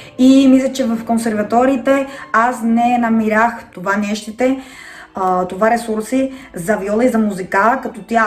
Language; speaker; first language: Bulgarian; non-native, learner; Spanish